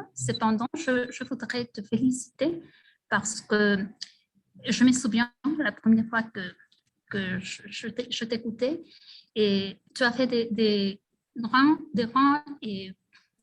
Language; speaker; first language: French; non-native, fluent; Spanish